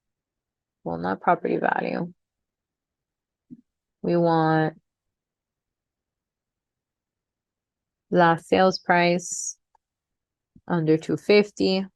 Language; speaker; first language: English; native; English